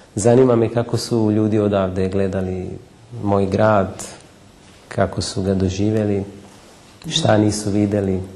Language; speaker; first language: Serbian; non-native, fluent; Italian